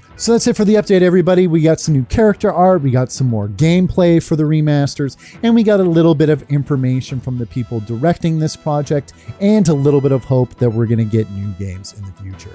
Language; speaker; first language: English; native; English